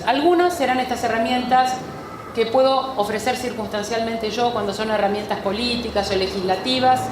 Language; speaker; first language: Spanish; native; Spanish